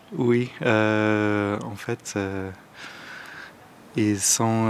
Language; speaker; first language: French; non-native, learner; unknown